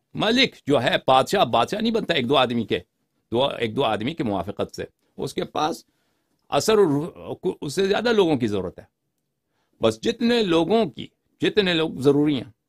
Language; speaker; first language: Urdu; non-native, fluent; Persian